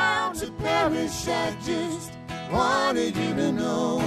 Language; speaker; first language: English; native; English